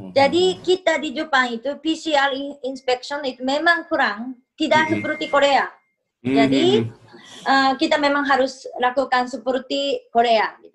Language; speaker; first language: Indonesian; non-native, fluent; Japanese